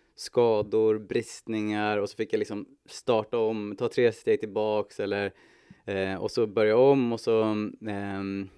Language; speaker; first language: Swedish; native; Swedish